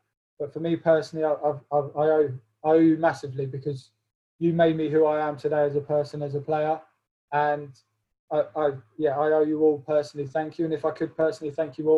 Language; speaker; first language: English; native; English